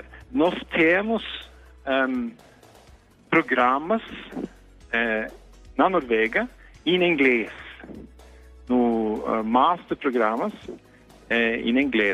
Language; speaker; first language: Portuguese; non-native, fluent; Norwegian